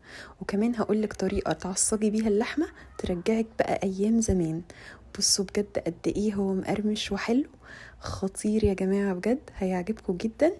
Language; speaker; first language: Arabic; native; Arabic